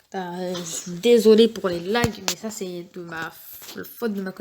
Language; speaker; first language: French; native; French